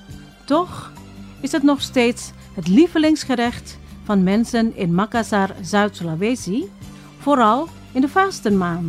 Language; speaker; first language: Dutch; non-native, fluent; Indonesian